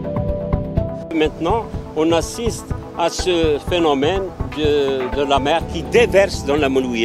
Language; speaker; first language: French; non-native, local second language; Arabic